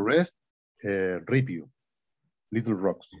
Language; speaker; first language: English; non-native, learner; Spanish